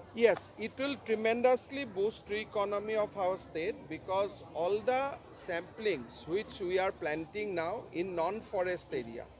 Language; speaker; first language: English; non-native, local second language; Assamese